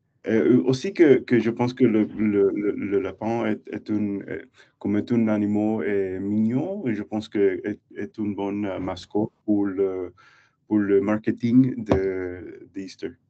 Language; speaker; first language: French; non-native, learner; English